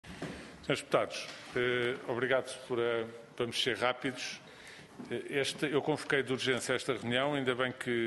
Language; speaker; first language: Portuguese; native; Portuguese